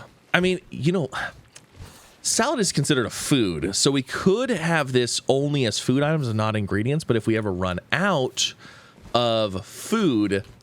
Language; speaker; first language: English; native; English